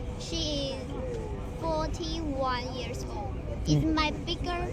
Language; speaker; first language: English; non-native, learner; Chinese